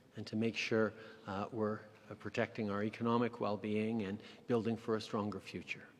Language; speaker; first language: English; early bilingual, other home language; French